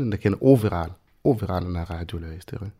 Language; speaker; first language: Dutch; non-native, fluent; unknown